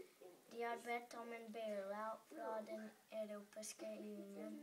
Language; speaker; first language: Norwegian; early bilingual, other home language; English